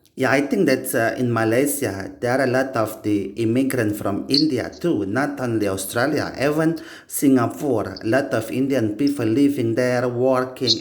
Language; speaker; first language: English; non-native, learner; Indonesian